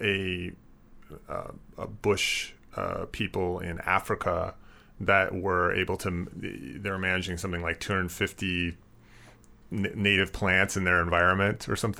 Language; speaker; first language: English; native; English